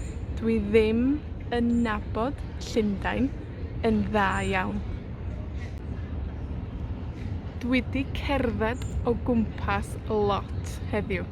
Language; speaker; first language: Welsh; non-native, fluent; Spanish